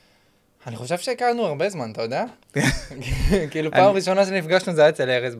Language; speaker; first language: Hebrew; native; Hebrew